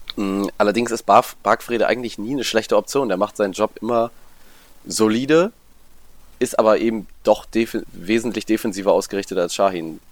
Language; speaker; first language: German; native; German